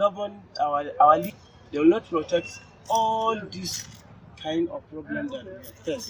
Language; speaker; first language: English; non-native, local second language; Hausa